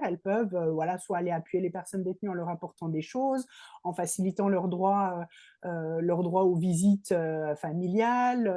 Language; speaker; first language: French; native; French